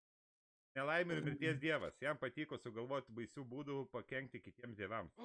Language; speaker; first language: Lithuanian; native; Lithuanian